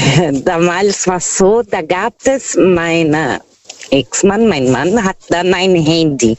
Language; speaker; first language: German; non-native, fluent; Portuguese